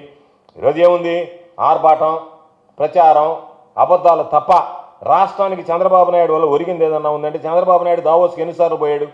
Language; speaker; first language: Telugu; native; Telugu